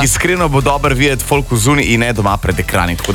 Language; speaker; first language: Slovenian; native; Slovenian